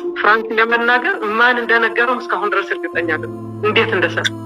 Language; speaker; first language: Amharic; non-native, local second language; Tigrinya